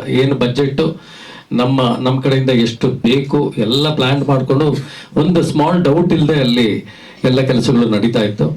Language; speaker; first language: Kannada; native; Kannada